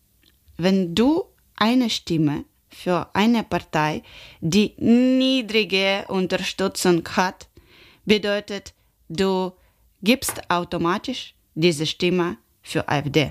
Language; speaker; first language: German; non-native, learner; Ukrainian